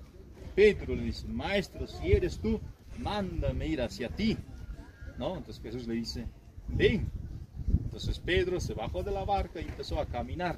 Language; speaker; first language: Spanish; native; Spanish